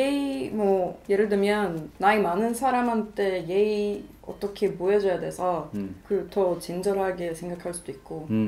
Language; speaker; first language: Korean; non-native, fluent; Swedish